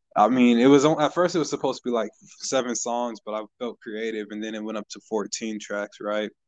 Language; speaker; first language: English; native; English